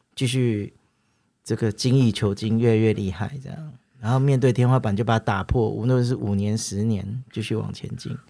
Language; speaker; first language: Chinese; native; Chinese